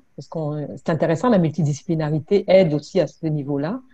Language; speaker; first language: French; non-native, local second language; Kinyarwanda